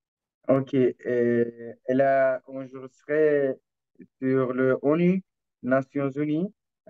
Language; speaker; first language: French; non-native, learner; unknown